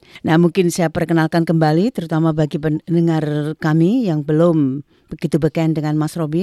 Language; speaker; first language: Indonesian; native; Indonesian